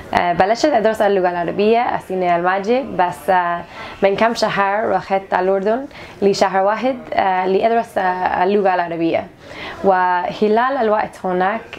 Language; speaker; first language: Arabic; non-native, learner; English